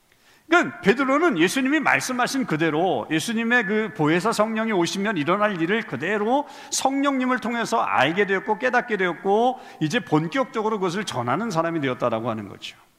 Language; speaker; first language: Korean; native; Korean